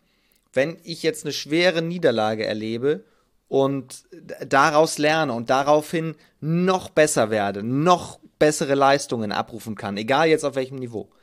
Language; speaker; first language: German; native; German